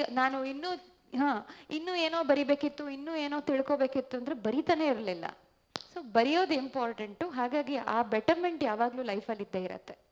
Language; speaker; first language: Kannada; native; Kannada